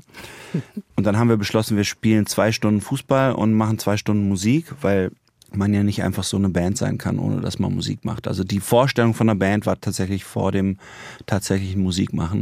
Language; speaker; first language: German; native; German